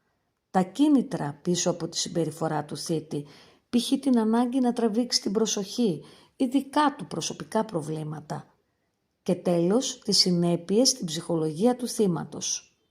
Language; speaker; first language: Greek; native; Greek